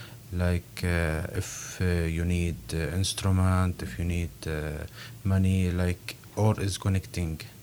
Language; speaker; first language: English; non-native, learner; Arabic